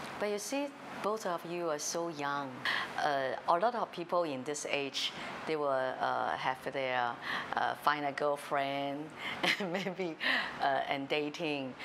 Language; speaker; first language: English; non-native, learner; Chinese